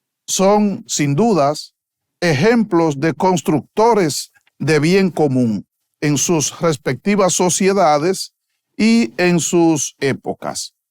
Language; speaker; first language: Spanish; native; Spanish